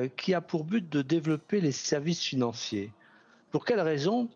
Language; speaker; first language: French; native; French